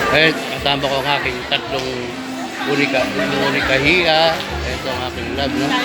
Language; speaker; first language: Filipino; non-native, local second language; Pampanga